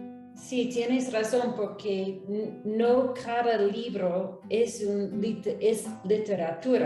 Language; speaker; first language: Spanish; non-native, fluent; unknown